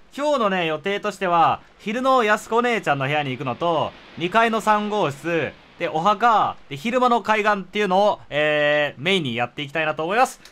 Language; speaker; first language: Japanese; native; Japanese